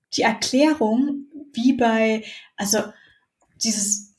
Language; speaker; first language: German; native; German